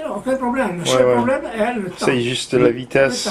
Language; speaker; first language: French; non-native, fluent; Italian